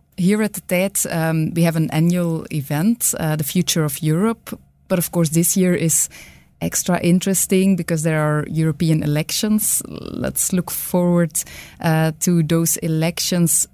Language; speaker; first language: English; non-native, fluent; Dutch